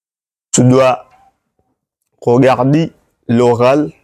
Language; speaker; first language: French; non-native, learner; Swahili